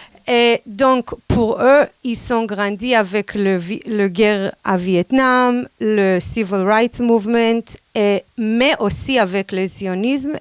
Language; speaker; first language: French; non-native, fluent; Hebrew